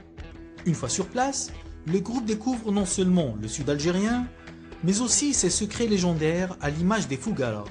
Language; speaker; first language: French; non-native, local second language; Arabic